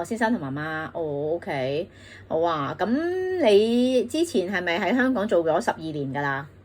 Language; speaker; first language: Cantonese; native; Cantonese